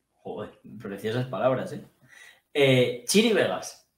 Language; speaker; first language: Spanish; native; Spanish